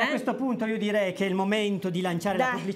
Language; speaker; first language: Italian; native; Italian